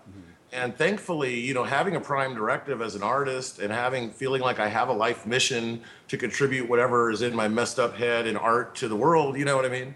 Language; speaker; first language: English; native; English